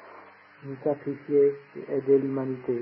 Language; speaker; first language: French; non-native, fluent; Vietnamese